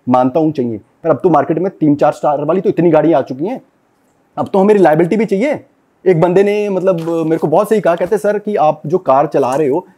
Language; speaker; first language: Hindi; non-native, local second language; Punjabi